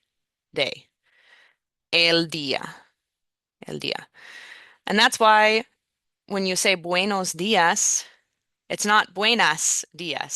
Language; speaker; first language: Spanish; non-native, fluent; English